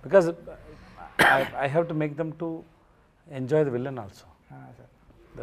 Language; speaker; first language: Telugu; non-native, learner; Tamil